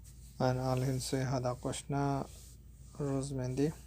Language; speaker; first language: Arabic; non-native, learner; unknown